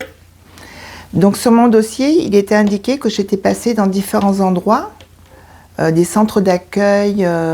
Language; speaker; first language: French; early bilingual, other home language; Korean